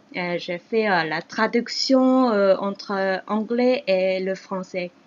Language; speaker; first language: French; non-native, fluent; Japanese